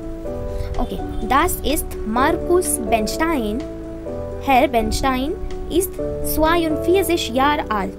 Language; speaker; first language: German; non-native, fluent; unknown